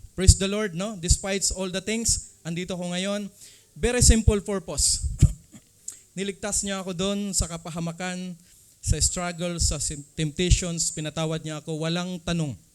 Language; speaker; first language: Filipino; non-native, local second language; Cebuano